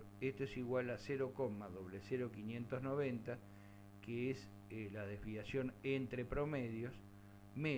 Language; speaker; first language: Spanish; native; Spanish